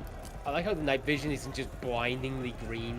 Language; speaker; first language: English; native; English